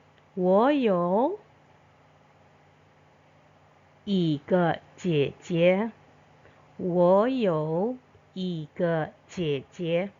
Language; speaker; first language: Chinese; non-native, fluent; Indonesian